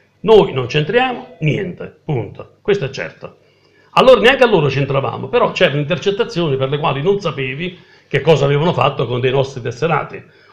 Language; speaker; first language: Italian; native; Italian